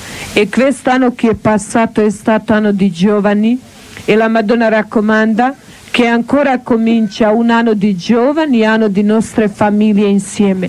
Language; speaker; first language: Italian; non-native, learner; Croatian